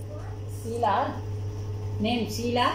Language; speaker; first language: English; non-native, learner; Arabic